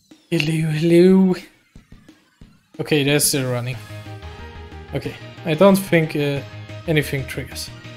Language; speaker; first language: English; non-native, fluent; German